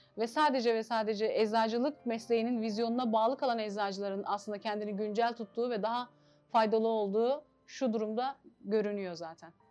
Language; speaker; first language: Turkish; native; Turkish